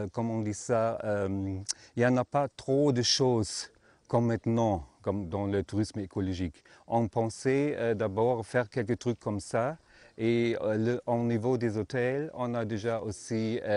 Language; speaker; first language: French; non-native, learner; Arabic